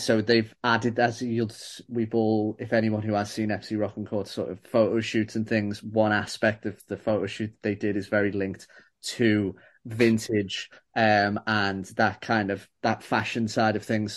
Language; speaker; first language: English; native; English